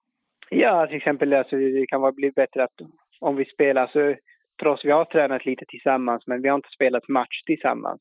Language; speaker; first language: Swedish; non-native, fluent; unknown